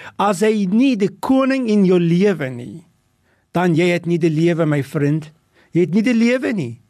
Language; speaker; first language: Afrikaans; non-native, local second language; English